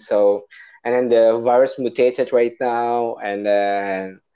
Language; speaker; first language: English; non-native, learner; Indonesian